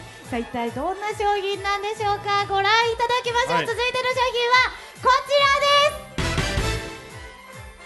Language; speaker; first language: Japanese; native; Japanese